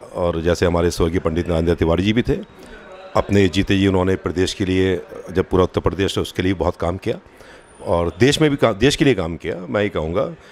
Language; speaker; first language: Hindi; native; Hindi